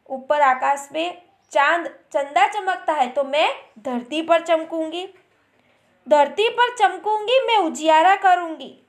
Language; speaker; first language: Hindi; non-native, local second language; Gujarati